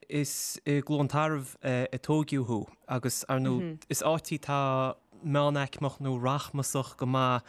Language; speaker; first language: Irish; native; Irish